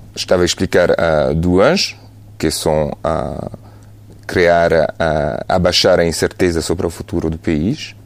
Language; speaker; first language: Portuguese; non-native, fluent; Italian